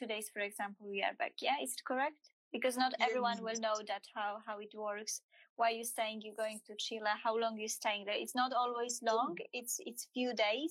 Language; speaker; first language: English; non-native, fluent; Polish